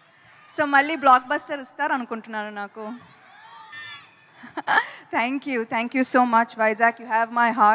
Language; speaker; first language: Telugu; non-native, fluent; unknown